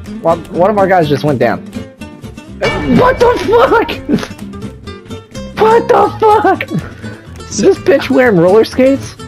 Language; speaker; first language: English; native; English